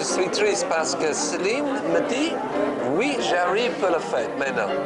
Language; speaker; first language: French; non-native, learner; English